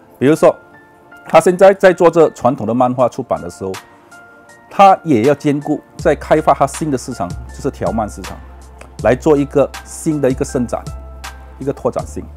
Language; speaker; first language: Chinese; native; Chinese